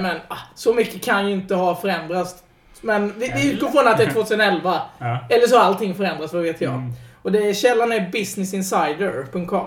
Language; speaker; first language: Swedish; native; Swedish